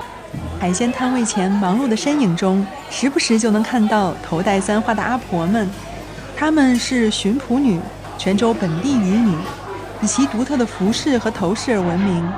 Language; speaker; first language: Chinese; native; Chinese